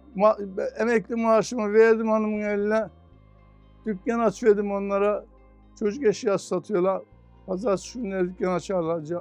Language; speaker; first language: Turkish; native; Turkish